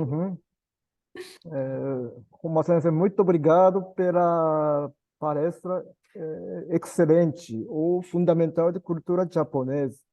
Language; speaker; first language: Portuguese; non-native, learner; Japanese